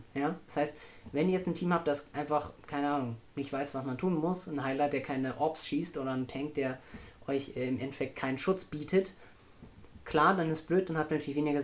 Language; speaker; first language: German; native; German